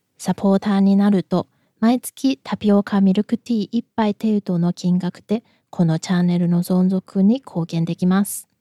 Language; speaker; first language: Japanese; non-native, fluent; Chinese